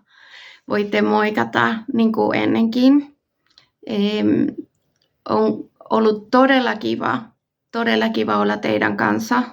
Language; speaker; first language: Finnish; non-native, fluent; Spanish